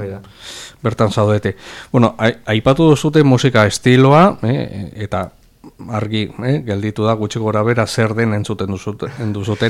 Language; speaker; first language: Basque; native; Basque